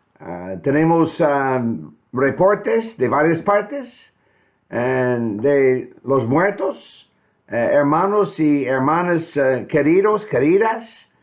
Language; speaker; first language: Spanish; non-native, fluent; English